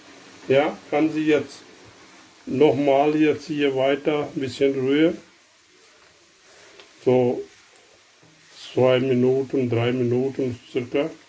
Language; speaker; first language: German; non-native, learner; Urdu